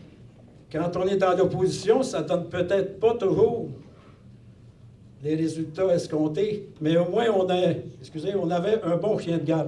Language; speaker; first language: French; native; French